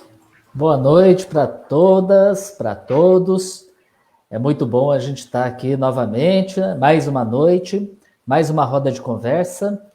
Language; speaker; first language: Portuguese; native; Portuguese